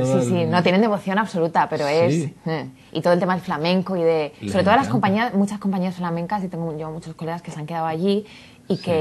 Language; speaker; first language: Spanish; native; Spanish